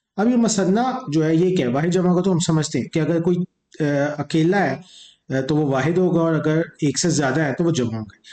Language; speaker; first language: Urdu; native; Urdu